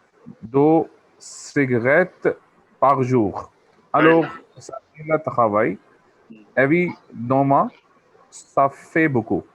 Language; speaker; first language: French; non-native, learner; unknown